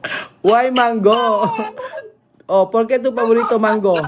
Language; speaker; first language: Spanish; non-native, learner; Filipino